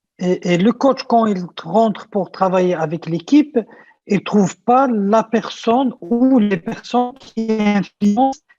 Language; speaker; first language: French; non-native, local second language; Arabic